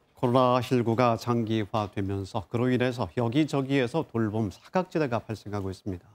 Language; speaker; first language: Korean; native; Korean